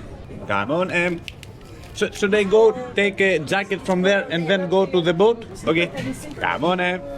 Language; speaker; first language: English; non-native, fluent; Greek